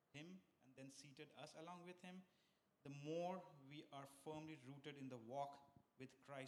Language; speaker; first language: English; non-native, local second language; Bangla